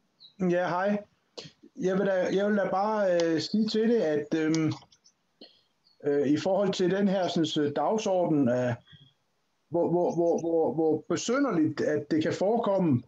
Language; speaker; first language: Danish; native; Danish